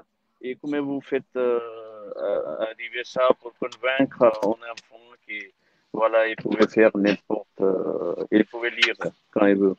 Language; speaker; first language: French; non-native, learner; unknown